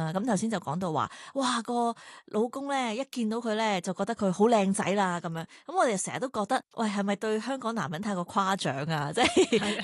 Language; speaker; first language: Cantonese; native; Cantonese